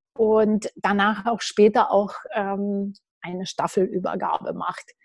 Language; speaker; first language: German; non-native, fluent; Romanian